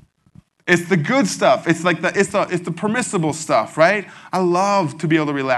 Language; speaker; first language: English; native; English